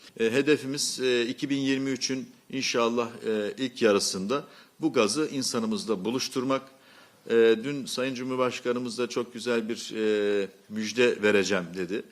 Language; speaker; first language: Turkish; native; Turkish